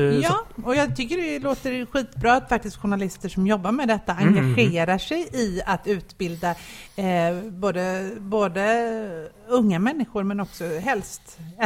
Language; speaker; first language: Swedish; native; Swedish